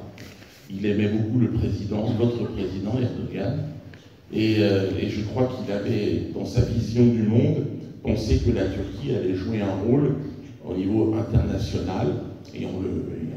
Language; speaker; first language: French; native; French